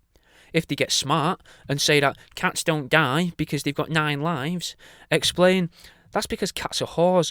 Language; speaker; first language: English; native; English